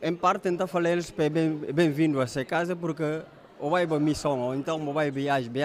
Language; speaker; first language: Portuguese; non-native, local second language; Upper Guinea Crioulo